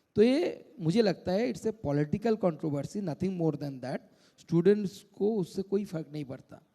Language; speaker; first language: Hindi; non-native, local second language; Bangla